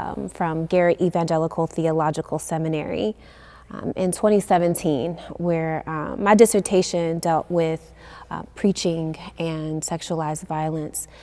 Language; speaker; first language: English; native; English